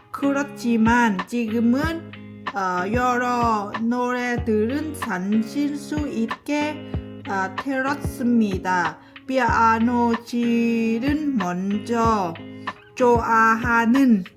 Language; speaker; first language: Korean; non-native, learner; Lao